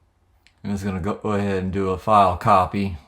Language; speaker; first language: English; native; English